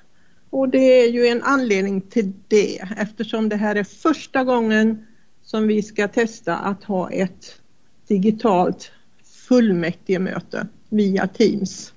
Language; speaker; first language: Swedish; native; Swedish